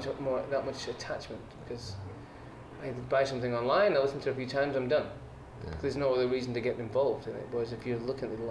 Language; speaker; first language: English; native; English